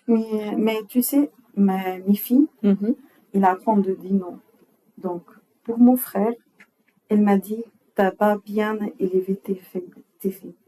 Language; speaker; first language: French; non-native, learner; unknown